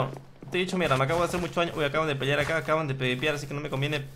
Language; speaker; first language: Spanish; native; Spanish